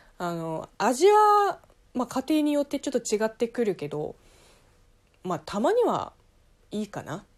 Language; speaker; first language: Japanese; non-native, fluent; Chinese